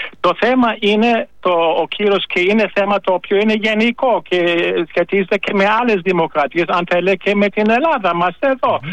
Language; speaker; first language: Greek; non-native, fluent; German